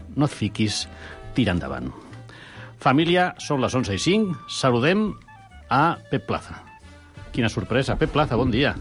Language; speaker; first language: Catalan; non-native, local second language; Spanish